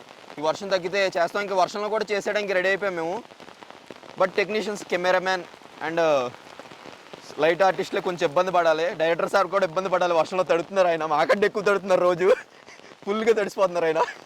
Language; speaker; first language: Telugu; native; Telugu